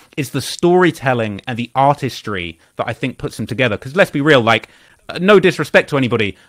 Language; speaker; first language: English; native; English